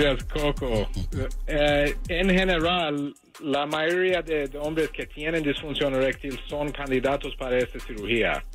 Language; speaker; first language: Spanish; early bilingual, heritage; English